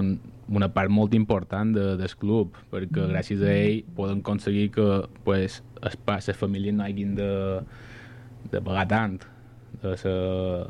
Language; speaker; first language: Catalan; native; Catalan